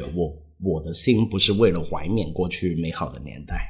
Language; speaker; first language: Chinese; non-native, local second language; Cantonese